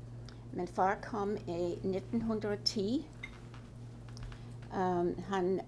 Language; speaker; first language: Norwegian; early bilingual, heritage; Norwegian